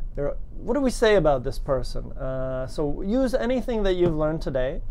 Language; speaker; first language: English; native; English